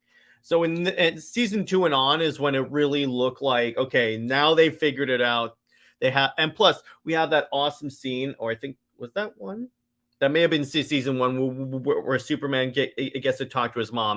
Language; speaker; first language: English; native; English